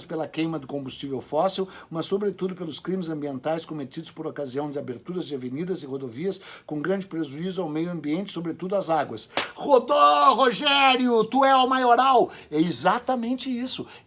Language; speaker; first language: Portuguese; native; Portuguese